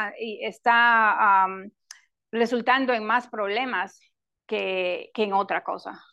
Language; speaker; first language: Spanish; non-native, local second language; English